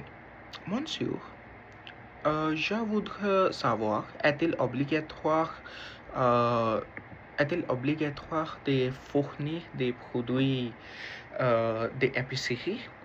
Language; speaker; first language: French; non-native, learner; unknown